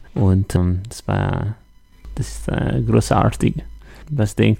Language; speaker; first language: German; non-native, learner; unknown